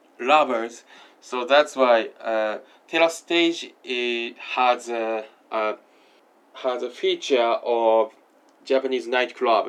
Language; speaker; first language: English; non-native, learner; Japanese